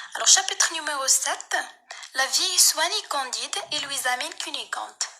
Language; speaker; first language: French; non-native, local second language; Arabic